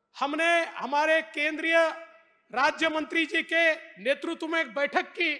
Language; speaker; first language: Hindi; non-native, local second language; Marathi